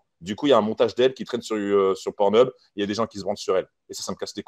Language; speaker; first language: French; native; French